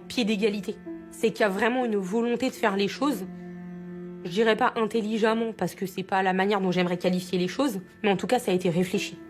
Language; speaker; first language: French; early bilingual, other home language; Armenian